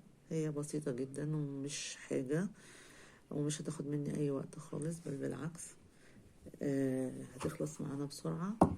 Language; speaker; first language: Arabic; native; Arabic